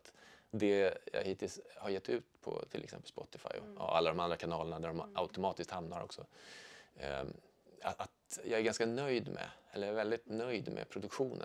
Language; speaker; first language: Swedish; native; Swedish